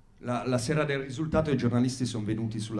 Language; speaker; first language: Italian; native; Italian